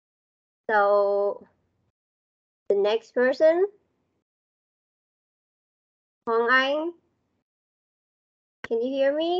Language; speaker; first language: English; non-native, learner; Vietnamese